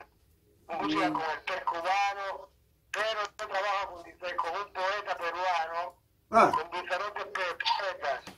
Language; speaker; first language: Spanish; native; Spanish